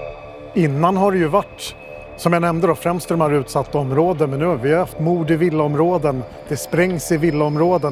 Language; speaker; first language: Swedish; native; Swedish